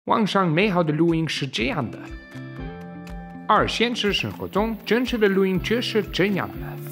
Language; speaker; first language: Chinese; native; Chinese